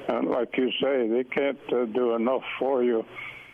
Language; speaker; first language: English; native; English